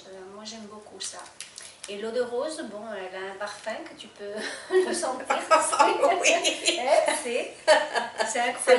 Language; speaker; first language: French; non-native, fluent; Spanish